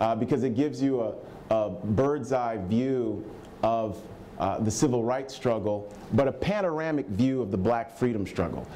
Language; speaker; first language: English; native; English